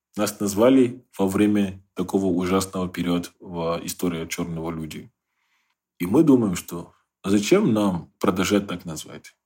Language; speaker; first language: Russian; non-native, fluent; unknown